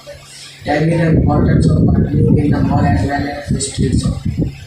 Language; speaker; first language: English; non-native, learner; Hindi